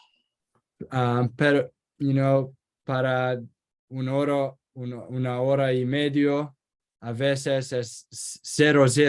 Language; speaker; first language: Spanish; non-native, learner; Kurdish